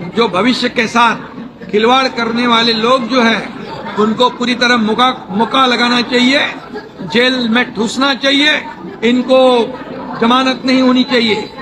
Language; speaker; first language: Hindi; non-native, local second language; Marathi